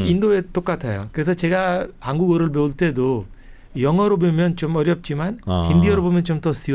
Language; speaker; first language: Korean; non-native, fluent; Hindi